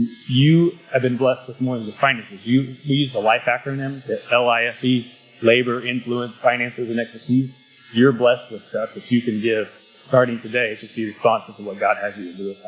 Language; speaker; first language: English; native; English